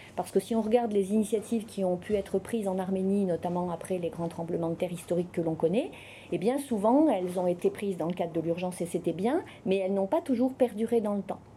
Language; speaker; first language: French; native; French